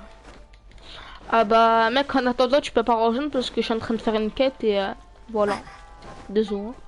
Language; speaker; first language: French; native; French